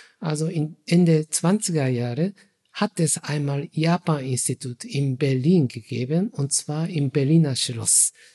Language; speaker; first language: German; non-native, fluent; Japanese